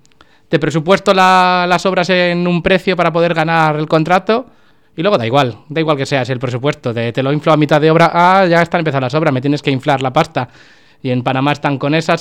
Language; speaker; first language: Spanish; native; Spanish